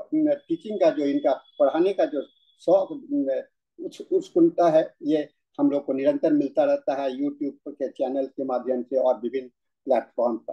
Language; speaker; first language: Hindi; native; Hindi